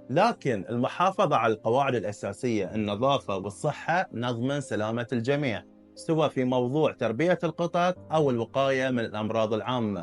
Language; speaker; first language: Arabic; native; Arabic